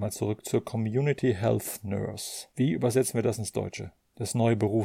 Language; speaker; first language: German; native; German